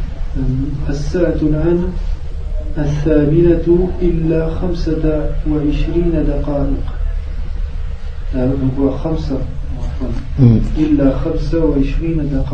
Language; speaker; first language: Arabic; non-native, learner; French